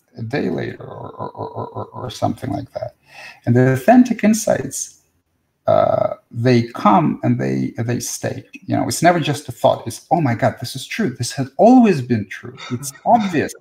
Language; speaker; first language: English; non-native, fluent; Russian